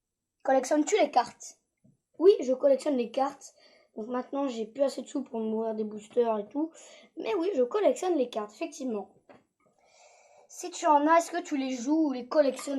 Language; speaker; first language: French; native; French